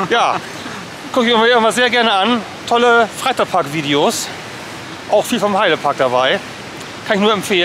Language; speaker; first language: German; native; German